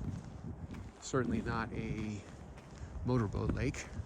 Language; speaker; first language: English; native; English